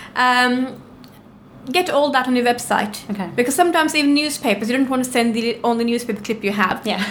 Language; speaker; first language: English; non-native, fluent; Norwegian